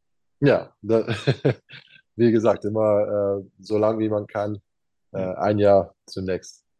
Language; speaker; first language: German; non-native, fluent; English